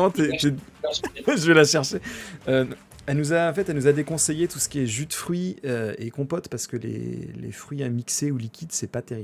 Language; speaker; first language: French; native; French